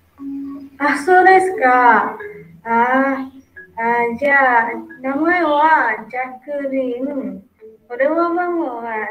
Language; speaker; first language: Japanese; non-native, learner; Indonesian